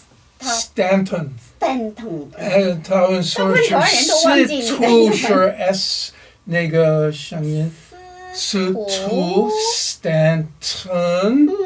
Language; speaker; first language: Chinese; non-native, learner; English